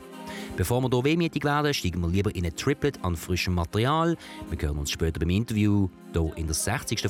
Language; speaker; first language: German; native; German